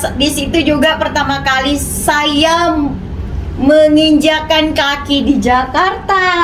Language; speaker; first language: Indonesian; non-native, local second language; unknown